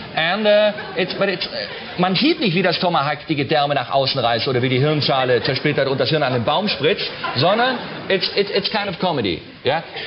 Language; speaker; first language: German; native; German